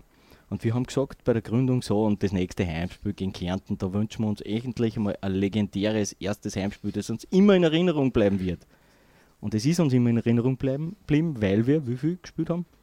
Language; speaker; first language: German; native; German